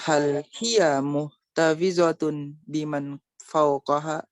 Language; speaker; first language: Arabic; non-native, learner; Indonesian